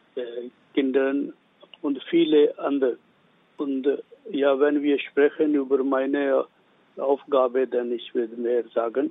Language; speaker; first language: German; non-native, learner; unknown